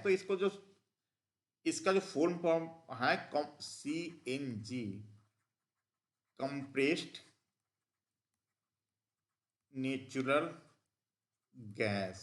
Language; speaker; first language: Hindi; native; Hindi